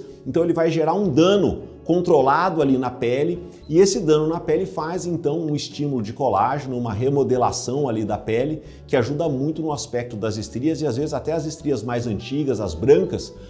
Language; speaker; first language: Portuguese; native; Portuguese